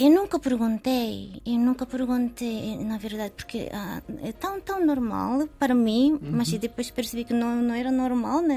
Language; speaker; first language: Portuguese; non-native, learner; Japanese